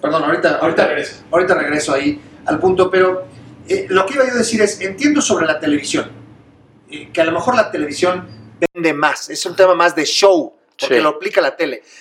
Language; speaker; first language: Spanish; native; Spanish